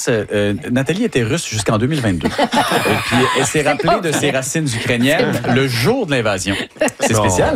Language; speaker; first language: French; native; French